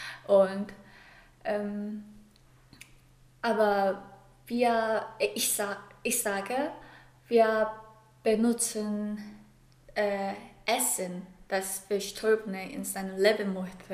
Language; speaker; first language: German; non-native, fluent; Korean